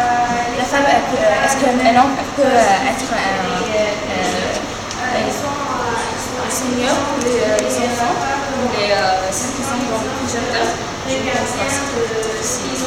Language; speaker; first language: French; non-native, learner; Arabic